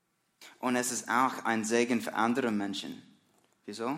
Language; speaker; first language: German; non-native, learner; English